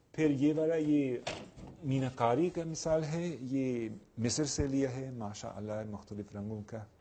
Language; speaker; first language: Urdu; non-native, fluent; English